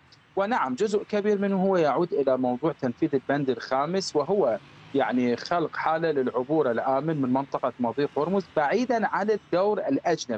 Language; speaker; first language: Arabic; non-native, fluent; Persian